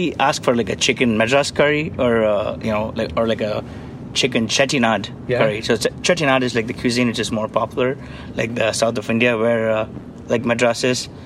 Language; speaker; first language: English; non-native, local second language; Tamil